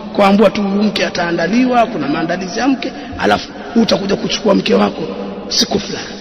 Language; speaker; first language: Swahili; native; Swahili